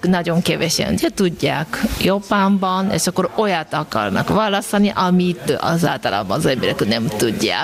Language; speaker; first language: Hungarian; non-native, fluent; Japanese